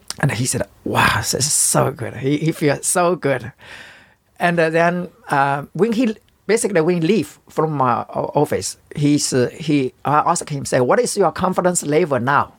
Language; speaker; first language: English; non-native, learner; Chinese